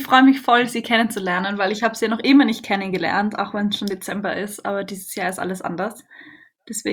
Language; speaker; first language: German; native; German